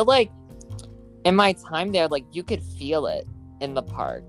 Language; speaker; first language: English; native; English